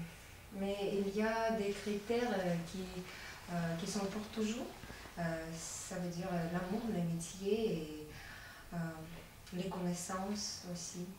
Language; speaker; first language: French; non-native, learner; Latvian